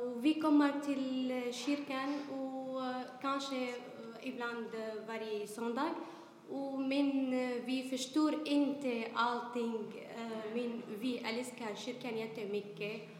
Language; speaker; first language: Swedish; non-native, learner; Arabic